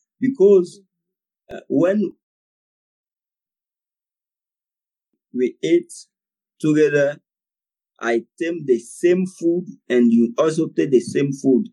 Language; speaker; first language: English; non-native, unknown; French